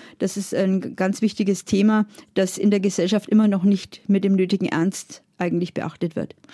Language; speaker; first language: German; native; German